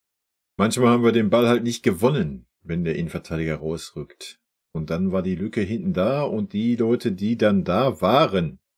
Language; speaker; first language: German; native; German